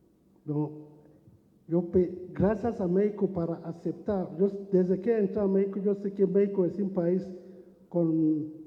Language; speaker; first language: Spanish; non-native, learner; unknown